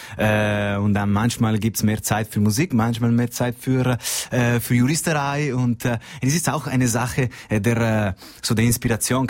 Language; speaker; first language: German; non-native, local second language; Italian